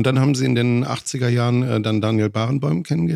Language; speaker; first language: German; native; German